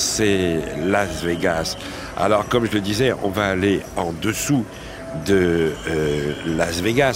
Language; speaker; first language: French; native; French